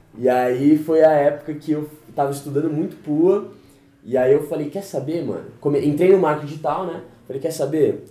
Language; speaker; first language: Portuguese; native; Portuguese